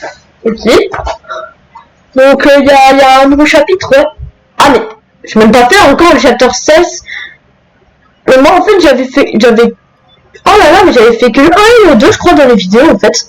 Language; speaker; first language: French; native; French